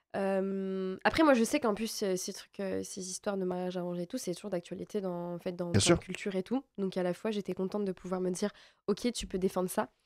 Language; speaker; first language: French; native; French